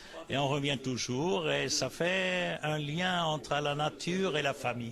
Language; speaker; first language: French; native; French